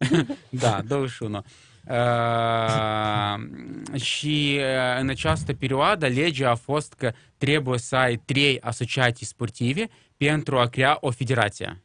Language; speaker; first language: Romanian; non-native, local second language; Russian